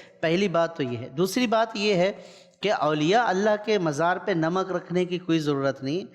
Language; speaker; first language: Urdu; native; Urdu